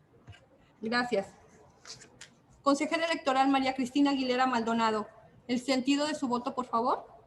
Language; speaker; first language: Spanish; native; Spanish